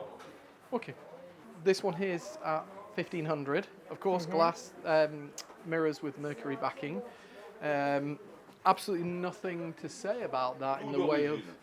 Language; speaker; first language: English; native; English